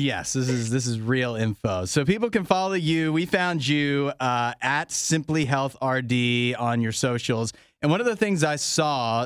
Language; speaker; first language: English; native; English